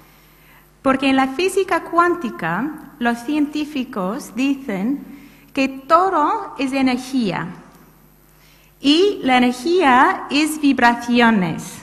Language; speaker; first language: Spanish; non-native, fluent; English